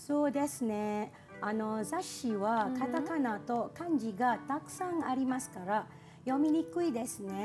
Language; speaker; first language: Japanese; non-native, fluent; Malay